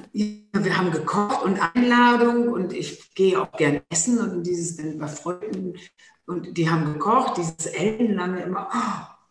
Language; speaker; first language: German; non-native, local second language; Low German